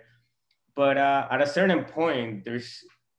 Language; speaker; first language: English; non-native, fluent; Spanish